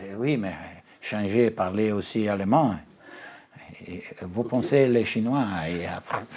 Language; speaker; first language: French; non-native, learner; Italian